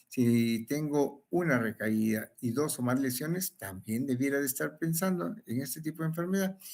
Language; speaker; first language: Spanish; native; Spanish